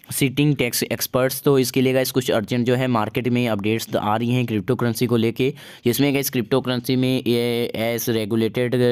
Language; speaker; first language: Hindi; native; Hindi